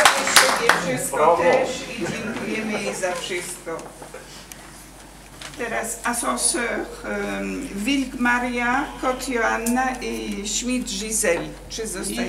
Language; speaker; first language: Polish; early bilingual, heritage; Polish